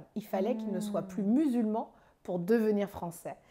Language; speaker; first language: French; native; French